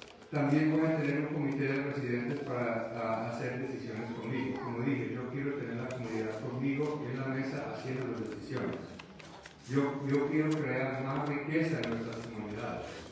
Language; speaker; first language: Spanish; early bilingual, heritage; Spanish